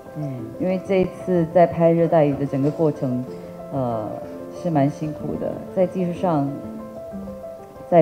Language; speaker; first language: Chinese; non-native, local second language; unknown